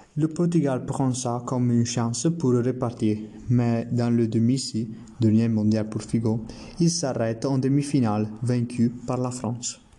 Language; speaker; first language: French; non-native, learner; Italian